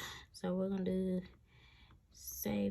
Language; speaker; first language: English; native; English